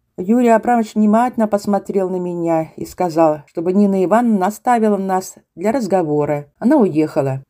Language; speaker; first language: Russian; non-native, local second language; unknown